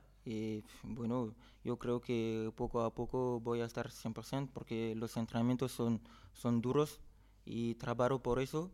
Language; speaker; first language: Spanish; non-native, fluent; French